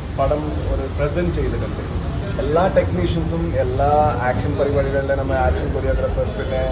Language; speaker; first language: Malayalam; non-native, local second language; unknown